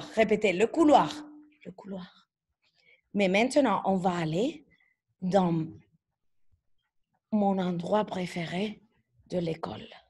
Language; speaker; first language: French; non-native, fluent; Spanish